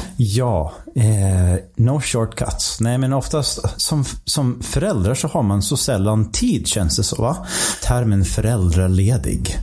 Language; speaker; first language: Swedish; non-native, fluent; English